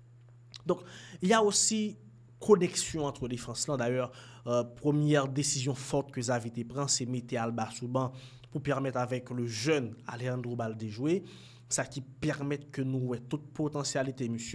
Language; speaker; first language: French; non-native, local second language; Haitian Creole